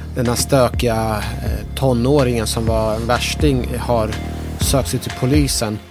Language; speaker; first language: Swedish; early bilingual, other home language; Persian